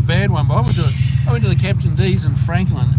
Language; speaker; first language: English; native; English